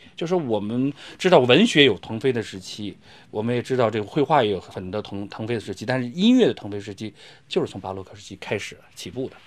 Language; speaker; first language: Chinese; native; Chinese